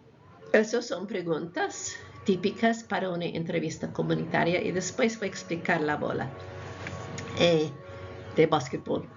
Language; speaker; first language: Spanish; non-native, fluent; English